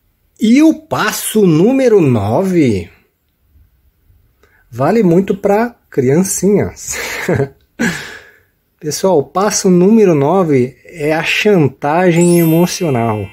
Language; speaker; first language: Portuguese; native; Portuguese